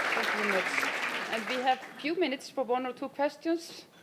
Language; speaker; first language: English; non-native, fluent; Icelandic